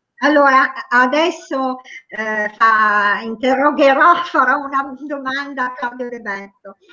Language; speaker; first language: Italian; native; Italian